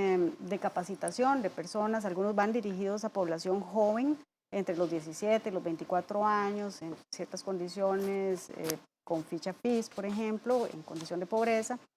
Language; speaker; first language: Spanish; native; Spanish